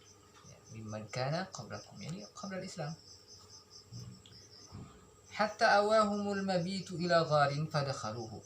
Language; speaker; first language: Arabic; non-native, fluent; Indonesian